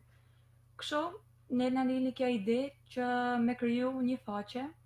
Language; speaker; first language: Albanian; native; Albanian